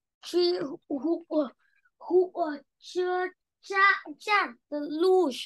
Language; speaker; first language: Chinese; non-native, learner; Vietnamese